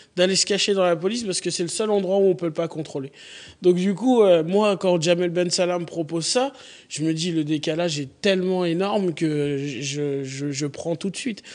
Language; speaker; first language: French; native; French